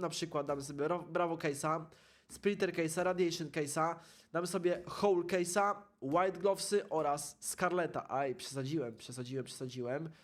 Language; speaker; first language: Polish; native; Polish